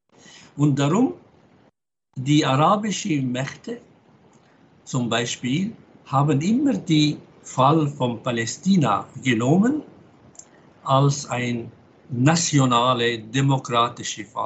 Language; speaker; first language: German; non-native, fluent; Arabic